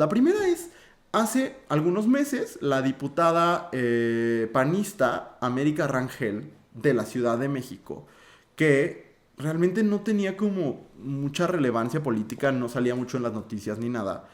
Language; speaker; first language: Spanish; native; Spanish